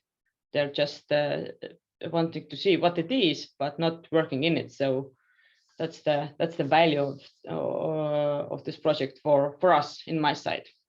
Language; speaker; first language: English; non-native, fluent; Estonian